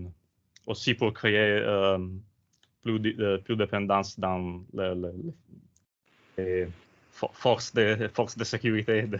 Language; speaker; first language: French; non-native, learner; Italian